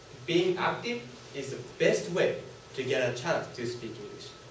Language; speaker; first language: English; non-native, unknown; Japanese